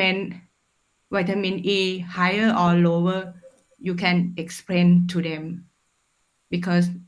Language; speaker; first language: English; non-native, fluent; Thai